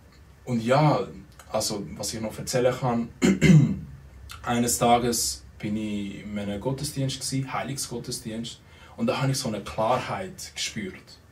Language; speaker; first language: German; early bilingual, other home language; Spanish